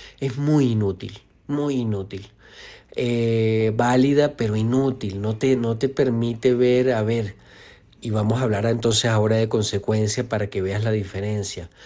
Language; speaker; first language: Spanish; native; Spanish